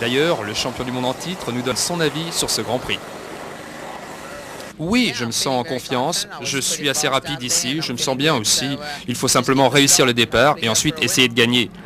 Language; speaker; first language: French; native; French